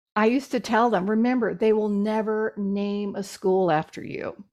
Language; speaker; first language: English; native; English